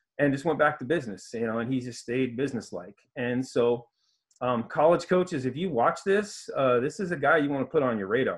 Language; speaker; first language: English; native; English